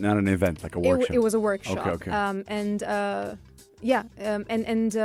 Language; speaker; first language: English; non-native, fluent; Urdu